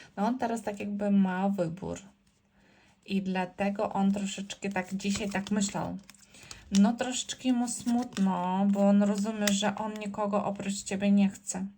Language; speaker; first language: Polish; non-native, learner; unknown